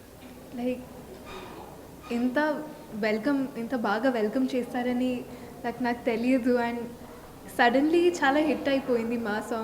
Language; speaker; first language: Telugu; non-native, local second language; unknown